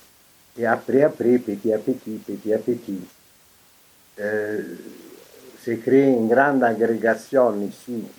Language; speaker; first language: French; non-native, fluent; Italian